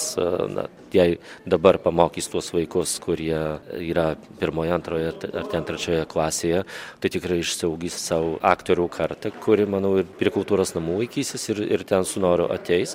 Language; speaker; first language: Lithuanian; native; Lithuanian